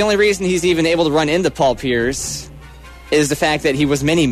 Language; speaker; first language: English; native; English